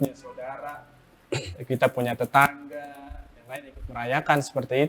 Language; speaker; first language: Indonesian; native; Indonesian